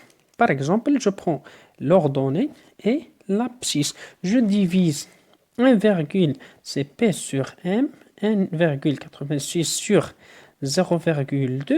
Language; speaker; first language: French; non-native, local second language; Arabic